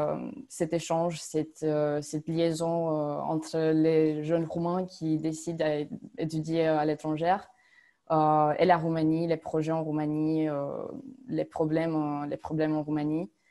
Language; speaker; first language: French; non-native, fluent; Romanian